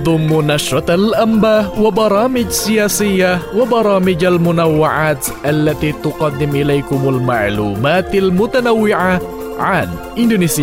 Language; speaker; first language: Arabic; non-native, fluent; Indonesian